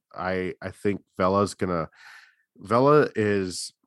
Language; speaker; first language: English; native; English